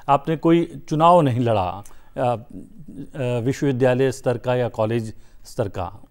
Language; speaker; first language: Hindi; native; Hindi